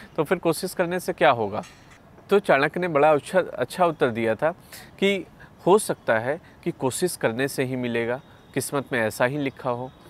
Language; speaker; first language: Hindi; native; Hindi